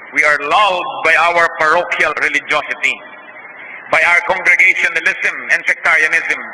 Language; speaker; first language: English; non-native, local second language; Filipino